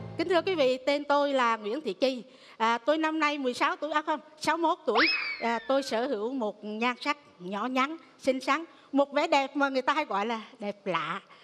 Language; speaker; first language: Vietnamese; native; Vietnamese